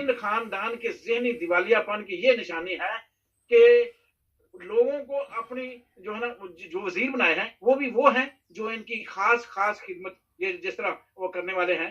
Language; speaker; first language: Urdu; non-native, local second language; Punjabi